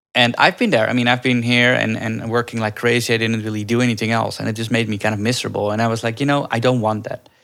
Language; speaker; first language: English; early bilingual, other home language; Dutch